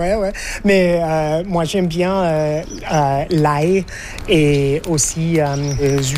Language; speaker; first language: French; non-native, learner; English